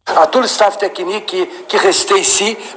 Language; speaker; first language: French; non-native, learner; Portuguese